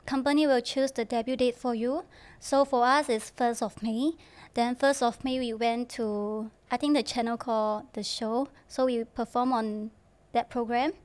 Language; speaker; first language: English; non-native, local second language; Chinese